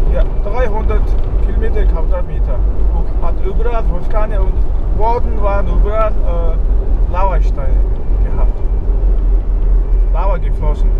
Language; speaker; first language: German; non-native, fluent; Mongolian